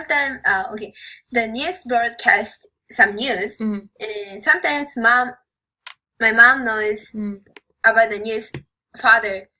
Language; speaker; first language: English; non-native, learner; Japanese